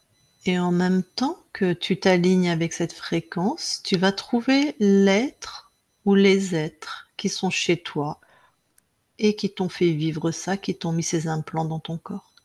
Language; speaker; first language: French; native; French